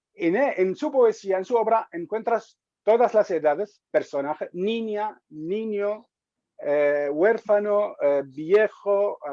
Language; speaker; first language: Spanish; non-native, fluent; Arabic